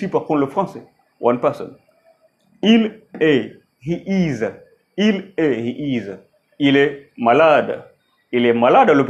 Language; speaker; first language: French; non-native, fluent; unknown